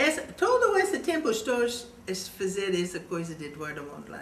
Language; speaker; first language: Portuguese; non-native, fluent; English